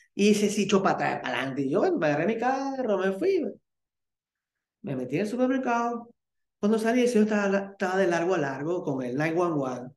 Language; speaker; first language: Spanish; native; Spanish